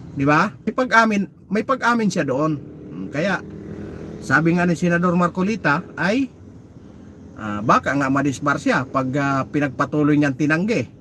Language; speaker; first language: Filipino; native; Filipino